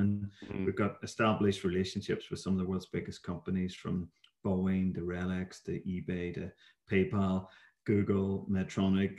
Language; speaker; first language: English; native; English